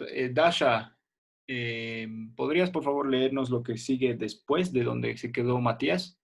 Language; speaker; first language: Spanish; native; Spanish